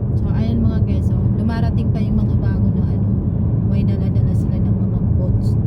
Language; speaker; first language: Filipino; non-native, local second language; Maguindanaon